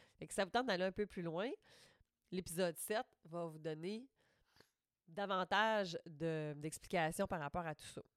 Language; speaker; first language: French; native; French